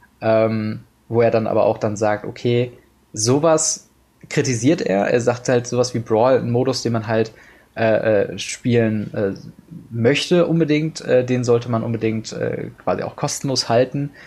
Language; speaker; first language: German; native; German